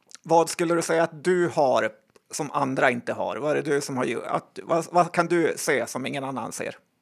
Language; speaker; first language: Swedish; native; Swedish